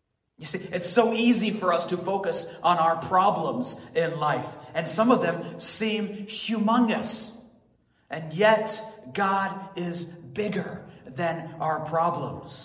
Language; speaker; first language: English; native; English